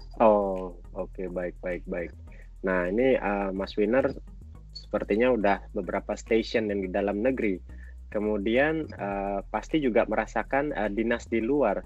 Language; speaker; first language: Indonesian; native; Indonesian